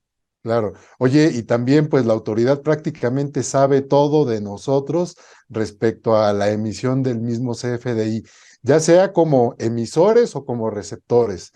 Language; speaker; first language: Spanish; native; Spanish